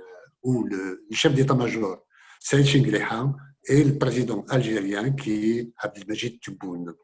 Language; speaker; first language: French; non-native, local second language; Kabyle